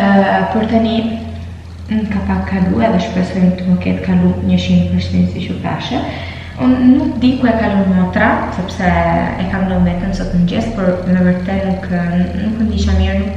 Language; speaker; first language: Albanian; early bilingual, heritage; Albanian